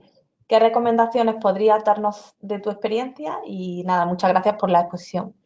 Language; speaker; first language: Spanish; native; Spanish